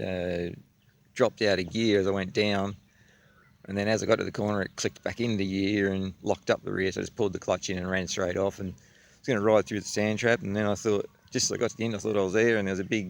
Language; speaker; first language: English; native; English